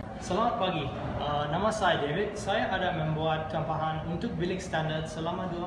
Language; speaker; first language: Malay; non-native, learner; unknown